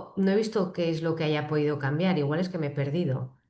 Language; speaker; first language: Spanish; native; Spanish